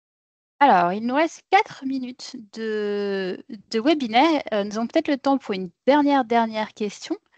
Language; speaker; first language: French; native; French